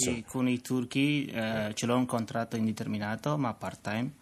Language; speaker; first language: Italian; non-native, learner; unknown